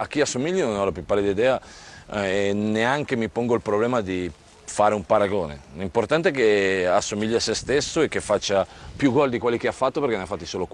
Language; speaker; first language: Italian; native; Italian